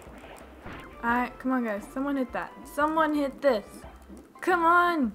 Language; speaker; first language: English; native; English